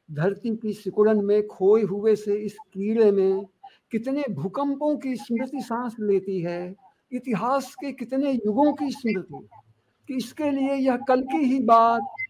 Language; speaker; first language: Hindi; native; Hindi